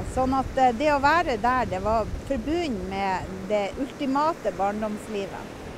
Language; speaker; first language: Norwegian; native; Norwegian